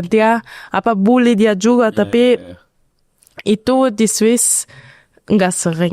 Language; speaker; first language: Indonesian; early bilingual, heritage; Indonesian